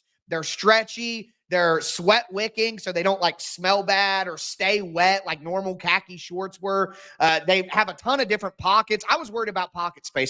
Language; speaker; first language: English; native; English